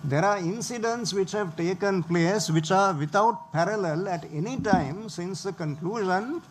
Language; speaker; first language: English; non-native, local second language; Sinhala